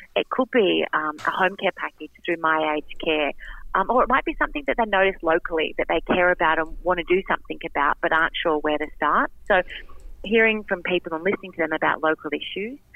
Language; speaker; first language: English; native; English